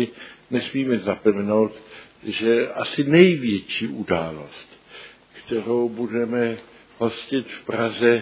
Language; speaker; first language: Czech; early bilingual, heritage; Czech